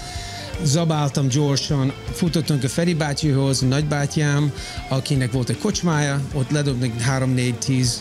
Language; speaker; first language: Hungarian; early bilingual, heritage; Hungarian